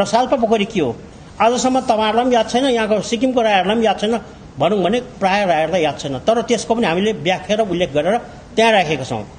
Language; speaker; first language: Nepali; native; Nepali